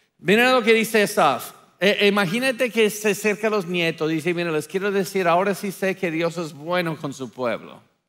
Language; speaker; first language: Spanish; non-native, fluent; English